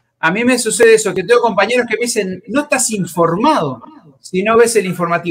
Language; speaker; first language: Spanish; native; Spanish